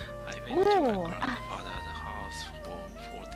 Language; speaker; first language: English; non-native, learner; Japanese